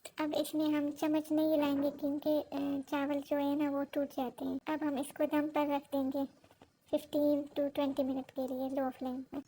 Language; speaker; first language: Urdu; non-native, local second language; Pashto